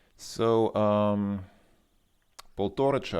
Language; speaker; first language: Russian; non-native, fluent; English